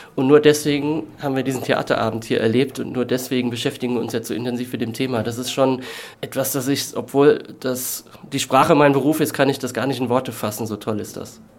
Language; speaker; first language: German; native; German